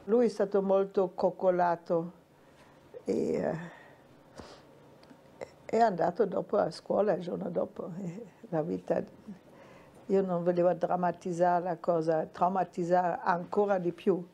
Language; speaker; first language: Italian; non-native, fluent; German